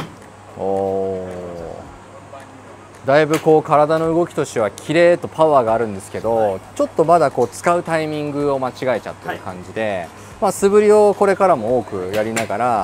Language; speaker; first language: Japanese; native; Japanese